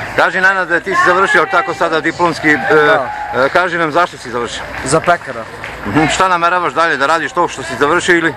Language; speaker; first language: Serbian; native; Serbian